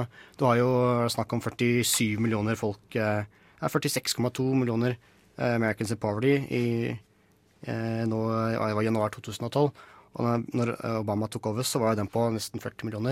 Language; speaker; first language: Norwegian; native; Norwegian